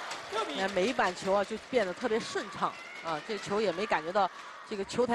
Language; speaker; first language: Chinese; native; Chinese